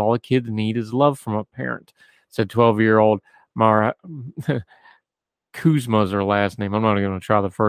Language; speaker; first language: English; native; English